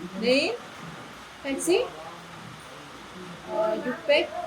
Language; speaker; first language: Korean; non-native, learner; Vietnamese